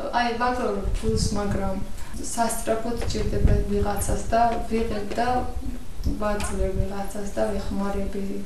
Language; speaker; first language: Georgian; non-native, local second language; Azerbaijani